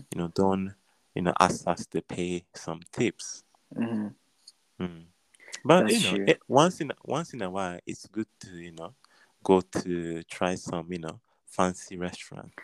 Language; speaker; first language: English; non-native, learner; Japanese